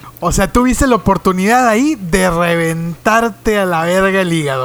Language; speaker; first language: Spanish; native; Spanish